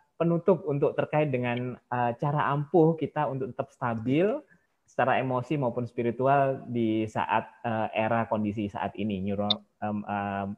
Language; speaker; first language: Indonesian; native; Indonesian